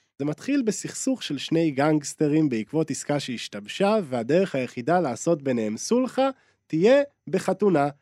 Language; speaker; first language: Hebrew; native; Hebrew